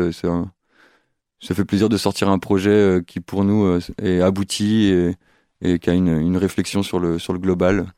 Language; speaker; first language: French; native; French